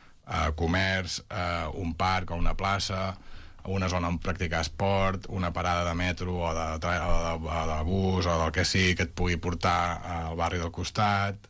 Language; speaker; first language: Catalan; native; Catalan